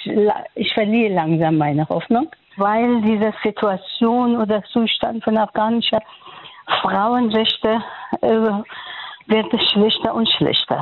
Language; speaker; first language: German; non-native, fluent; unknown